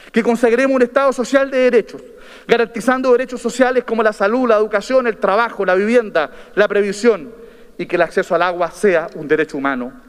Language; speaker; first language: Spanish; native; Spanish